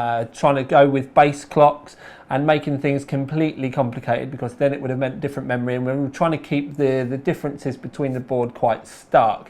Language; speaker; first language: English; native; English